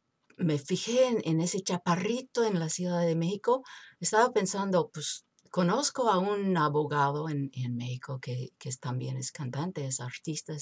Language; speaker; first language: Spanish; non-native, fluent; English